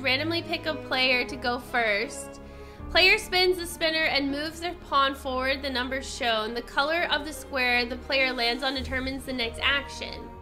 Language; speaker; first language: English; native; English